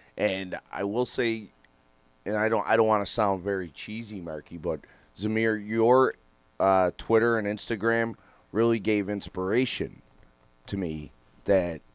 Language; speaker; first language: English; native; English